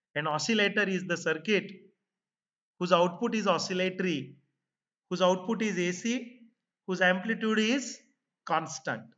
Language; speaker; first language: English; non-native, local second language; Marathi